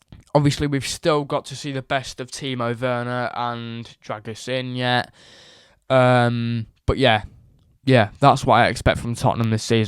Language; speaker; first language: English; native; English